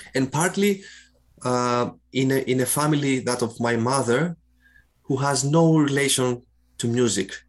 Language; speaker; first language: English; non-native, fluent; Greek